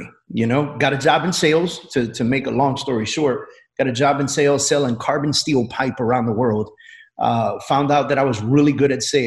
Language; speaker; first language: English; native; English